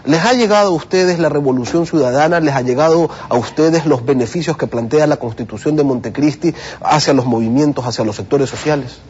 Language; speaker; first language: Spanish; native; Spanish